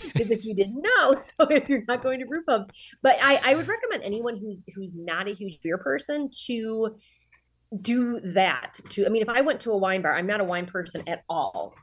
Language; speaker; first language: English; native; English